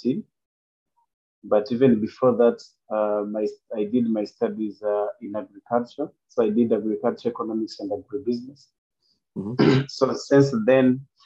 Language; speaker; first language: English; non-native, local second language; Kinyarwanda